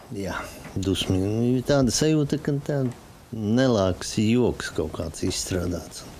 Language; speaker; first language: Latvian; native; Latvian